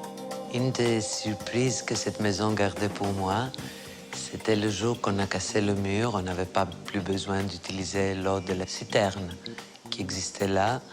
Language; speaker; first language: French; non-native, fluent; Greek